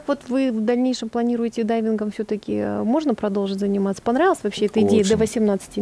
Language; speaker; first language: Russian; native; Russian